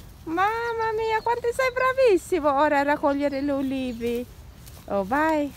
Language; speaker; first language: Italian; non-native, learner; Filipino